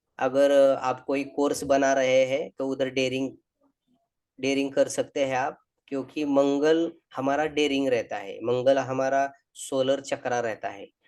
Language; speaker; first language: Hindi; non-native, local second language; Marathi